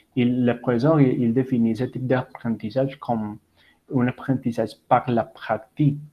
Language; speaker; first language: French; non-native, learner; Spanish